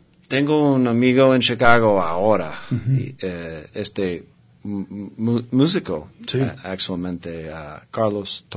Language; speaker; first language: Spanish; non-native, learner; English